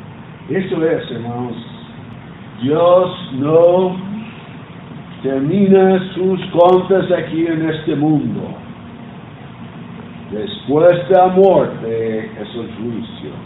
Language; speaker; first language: Spanish; non-native, learner; Portuguese